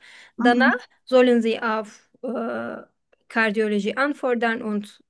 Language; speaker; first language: German; non-native, fluent; Turkish